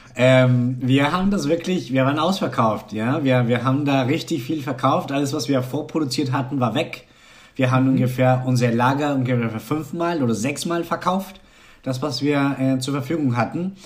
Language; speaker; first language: German; non-native, fluent; Spanish